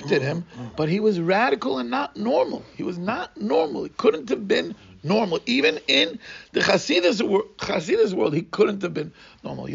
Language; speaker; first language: English; non-native, fluent; Portuguese